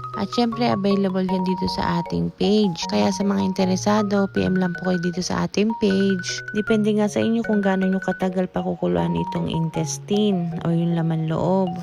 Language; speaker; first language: Filipino; native; Filipino